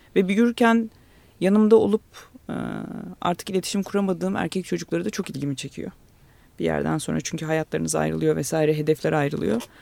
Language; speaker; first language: Turkish; native; Turkish